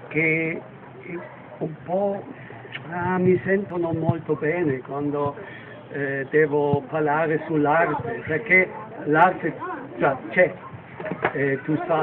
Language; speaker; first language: Italian; non-native, fluent; German